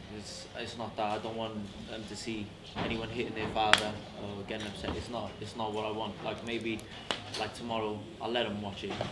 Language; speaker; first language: English; native; English